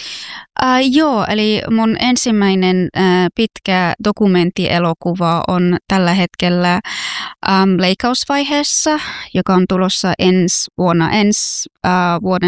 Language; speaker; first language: Finnish; non-native, fluent; Persian